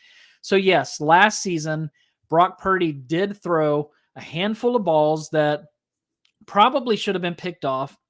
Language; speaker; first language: English; native; English